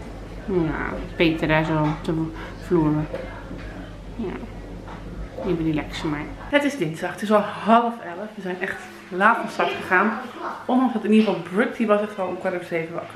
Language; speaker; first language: Dutch; native; Dutch